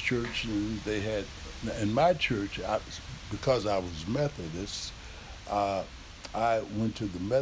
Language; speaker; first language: English; native; English